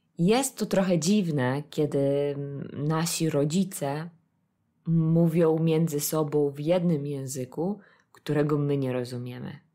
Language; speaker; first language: Polish; native; Polish